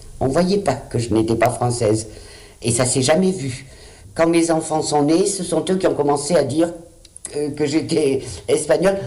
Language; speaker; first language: French; early bilingual, other home language; Spanish